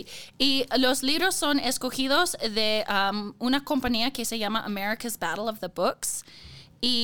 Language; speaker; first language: Spanish; non-native, fluent; English